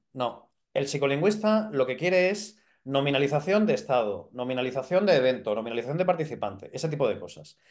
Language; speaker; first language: Spanish; native; Spanish